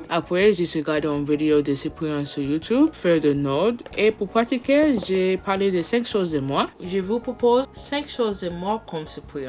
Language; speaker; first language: French; non-native, learner; English